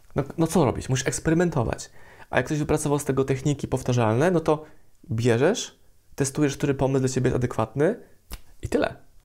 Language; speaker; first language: Polish; native; Polish